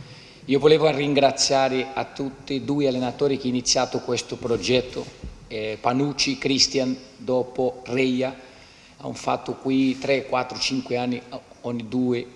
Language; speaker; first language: Italian; non-native, fluent; Portuguese